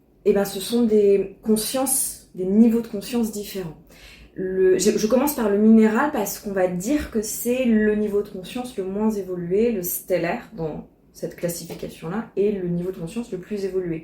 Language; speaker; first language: French; native; French